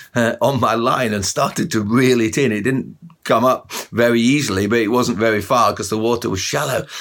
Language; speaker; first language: English; native; English